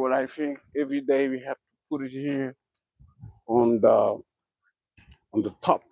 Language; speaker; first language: English; non-native, learner; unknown